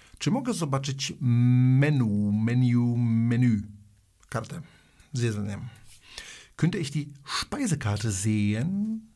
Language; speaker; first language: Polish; native; Polish